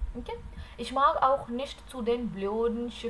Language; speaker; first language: German; non-native, learner; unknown